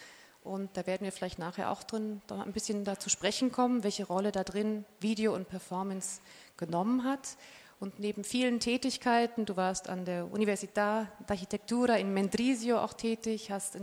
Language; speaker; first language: German; native; German